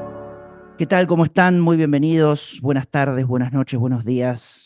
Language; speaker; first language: Spanish; native; Spanish